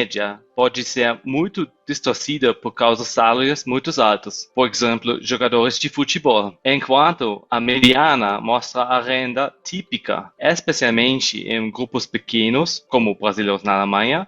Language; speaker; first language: Portuguese; non-native, fluent; German